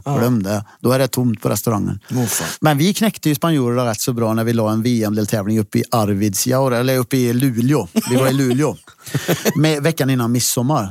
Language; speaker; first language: Swedish; native; Swedish